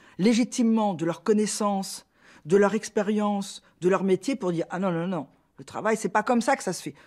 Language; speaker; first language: French; native; French